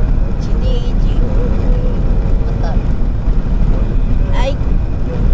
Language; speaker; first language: Arabic; non-native, learner; Filipino